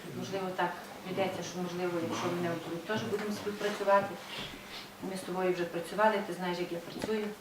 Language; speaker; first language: Ukrainian; native; Ukrainian